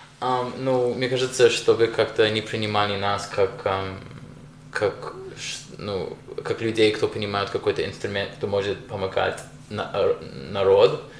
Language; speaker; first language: Russian; non-native, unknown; English